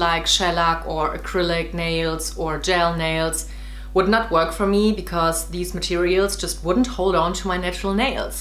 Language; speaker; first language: English; non-native, fluent; German